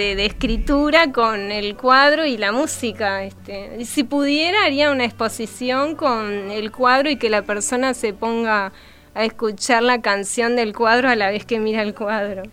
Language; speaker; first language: Spanish; native; Spanish